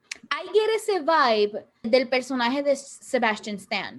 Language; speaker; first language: Spanish; early bilingual, heritage; Spanish